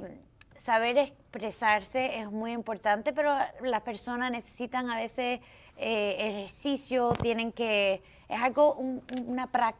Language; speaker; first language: Spanish; early bilingual, heritage; English